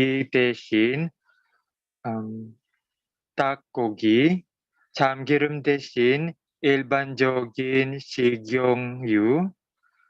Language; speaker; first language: Korean; non-native, learner; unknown